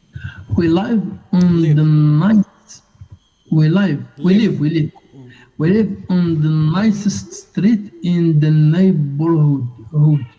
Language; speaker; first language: English; non-native, learner; Arabic